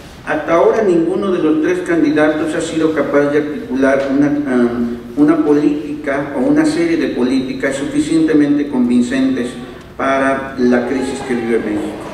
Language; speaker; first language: Spanish; native; Spanish